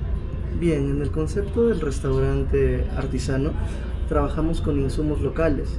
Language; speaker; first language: Spanish; native; Spanish